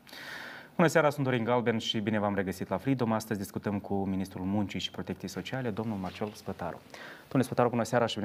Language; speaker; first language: Romanian; native; Romanian